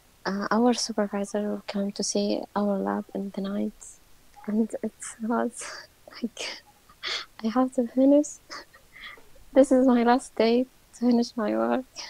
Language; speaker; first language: English; non-native, learner; Arabic